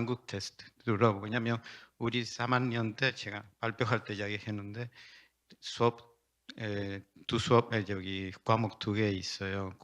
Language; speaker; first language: Korean; non-native, learner; Spanish